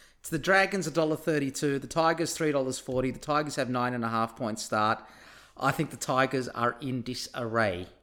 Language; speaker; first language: English; early bilingual, other home language; Turkish